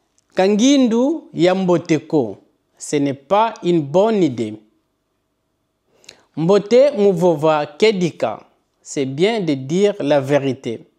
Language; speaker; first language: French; non-native, local second language; Kongo